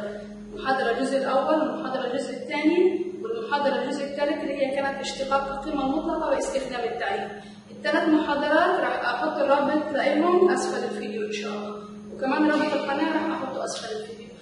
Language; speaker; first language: Arabic; native; Arabic